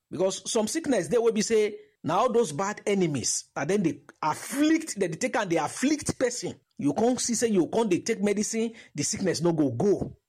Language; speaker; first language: Nigerian Pidgin; non-native, local second language; Yoruba